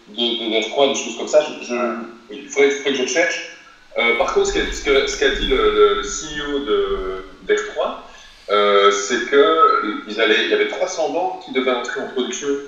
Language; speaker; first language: French; native; French